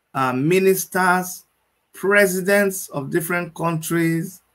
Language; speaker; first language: English; non-native, local second language; Igbo